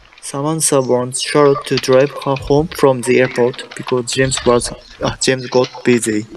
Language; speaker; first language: English; non-native, learner; Japanese